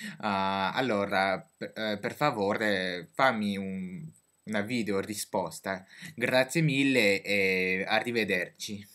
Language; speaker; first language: Italian; non-native, learner; French